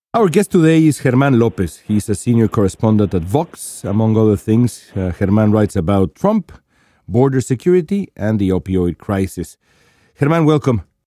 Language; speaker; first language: English; non-native, fluent; Spanish